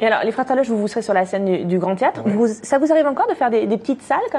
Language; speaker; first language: French; native; French